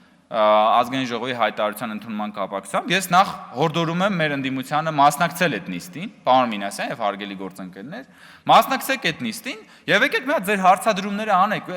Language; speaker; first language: Armenian; native; Armenian